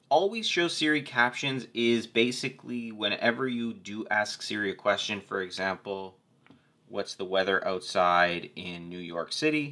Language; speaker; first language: English; native; English